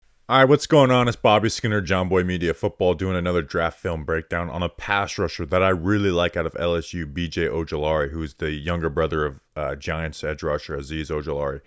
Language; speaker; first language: English; native; English